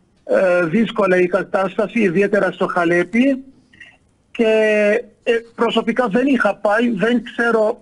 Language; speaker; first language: Greek; non-native, fluent; Arabic